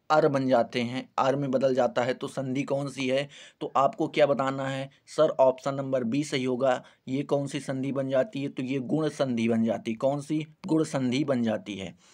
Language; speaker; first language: Hindi; native; Hindi